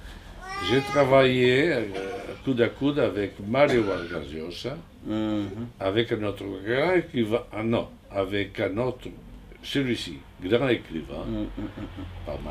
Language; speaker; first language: French; non-native, fluent; Spanish